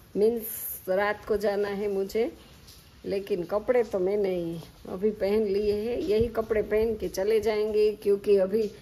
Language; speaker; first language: Hindi; non-native, local second language; Gujarati